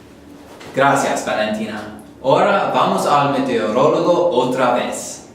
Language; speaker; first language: Spanish; non-native, learner; English